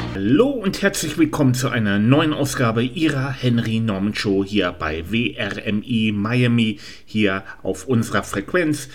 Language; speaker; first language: German; native; German